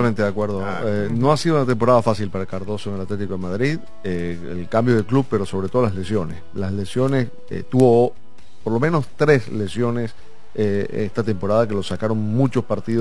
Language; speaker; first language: Spanish; native; Spanish